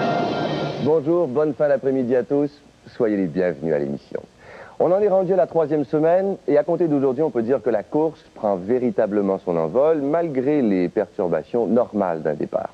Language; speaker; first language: French; native; French